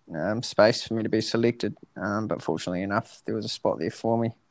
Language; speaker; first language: English; native; English